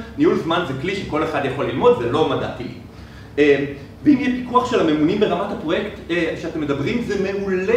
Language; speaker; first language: Hebrew; native; Hebrew